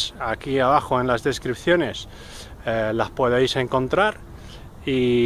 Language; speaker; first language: Spanish; non-native, fluent; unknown